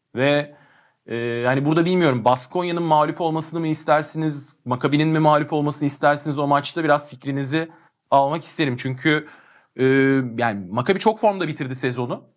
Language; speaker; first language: Turkish; native; Turkish